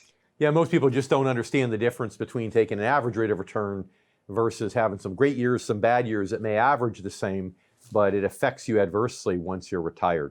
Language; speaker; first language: English; native; English